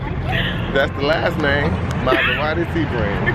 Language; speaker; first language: English; native; English